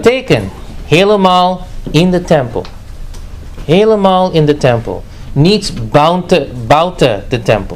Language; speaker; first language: Dutch; non-native, fluent; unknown